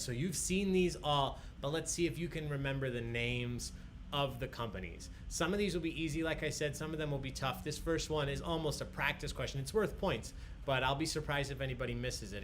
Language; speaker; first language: English; native; English